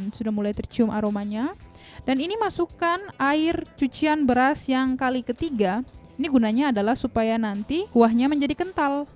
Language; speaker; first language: Indonesian; native; Indonesian